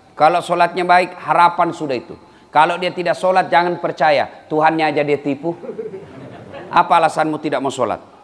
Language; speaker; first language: Indonesian; native; Indonesian